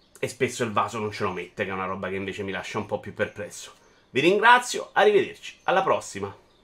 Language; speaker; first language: Italian; native; Italian